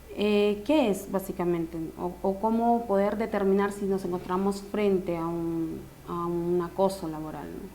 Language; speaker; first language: Spanish; native; Spanish